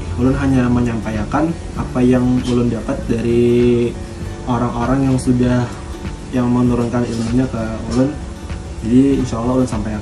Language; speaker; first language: Indonesian; non-native, local second language; Banjar